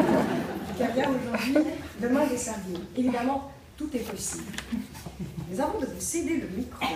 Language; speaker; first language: French; native; French